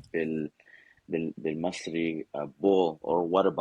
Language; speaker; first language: Arabic; non-native, learner; Spanish